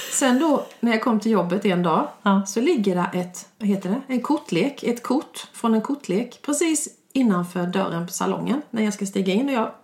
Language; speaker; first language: Swedish; native; Swedish